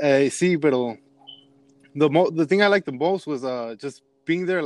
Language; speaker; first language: English; early bilingual, other home language; Spanish